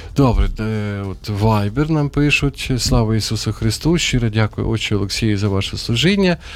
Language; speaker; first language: Ukrainian; non-native, local second language; Russian